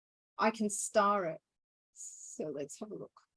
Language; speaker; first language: English; native; English